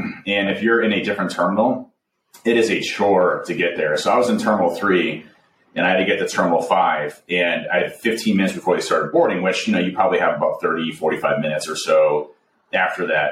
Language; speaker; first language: English; native; English